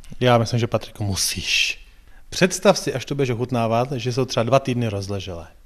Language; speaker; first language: Czech; native; Czech